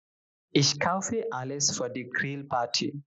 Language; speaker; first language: German; non-native, fluent; Bangla